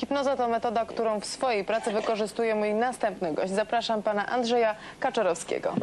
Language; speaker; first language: Polish; native; Polish